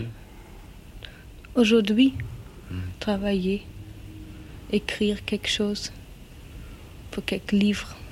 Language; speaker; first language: French; non-native, learner; German